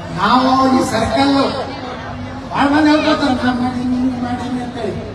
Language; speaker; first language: Kannada; native; Kannada